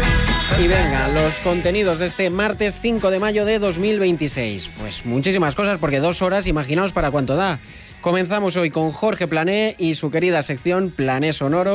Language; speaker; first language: Spanish; native; Spanish